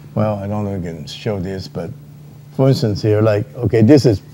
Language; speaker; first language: English; non-native, local second language; Cantonese